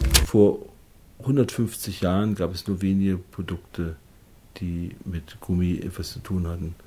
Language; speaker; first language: German; native; German